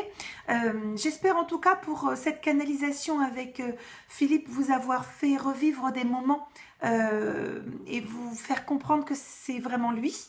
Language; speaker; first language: French; native; French